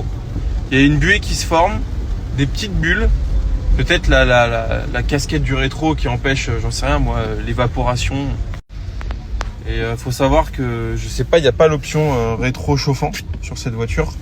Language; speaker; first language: French; native; French